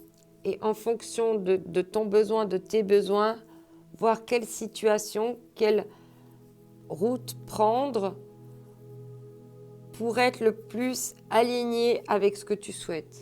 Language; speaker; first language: French; native; French